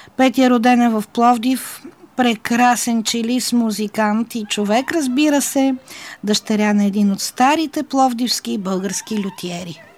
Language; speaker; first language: Bulgarian; native; Bulgarian